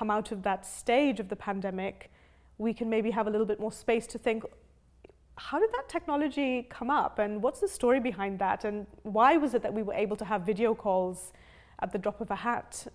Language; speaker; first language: English; non-native, local second language; Hindi